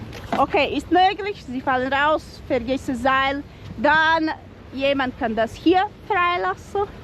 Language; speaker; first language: German; non-native, learner; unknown